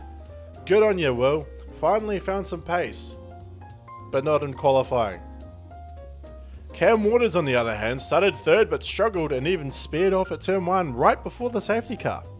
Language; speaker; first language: English; native; English